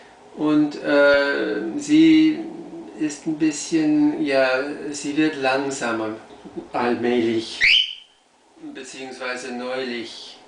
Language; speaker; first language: German; non-native, fluent; English